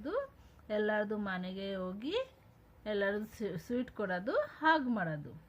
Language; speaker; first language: Kannada; non-native, local second language; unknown